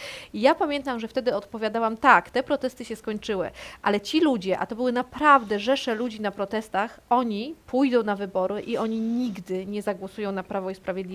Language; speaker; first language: Polish; native; Polish